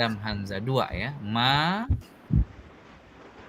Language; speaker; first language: Indonesian; native; Indonesian